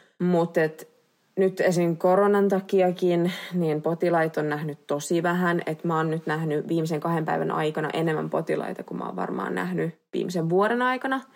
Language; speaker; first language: Finnish; native; Finnish